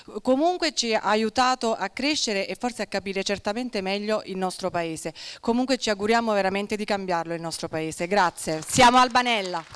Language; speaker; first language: Italian; native; Italian